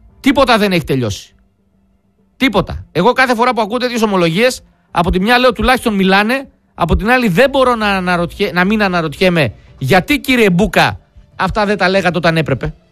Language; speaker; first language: Greek; native; Greek